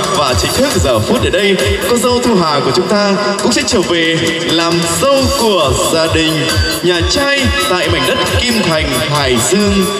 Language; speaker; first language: Vietnamese; non-native, local second language; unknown